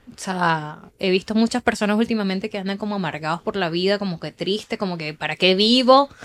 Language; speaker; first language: Spanish; native; Spanish